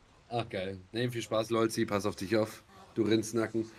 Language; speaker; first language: German; native; German